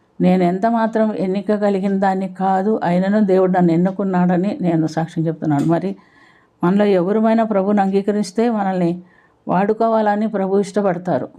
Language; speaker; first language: Telugu; non-native, fluent; Malayalam